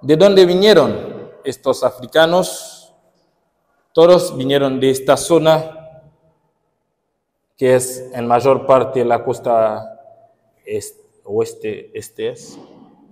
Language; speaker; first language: Spanish; non-native, fluent; Haitian Creole